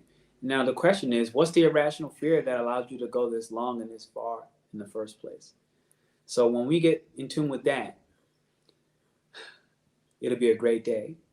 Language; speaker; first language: English; native; English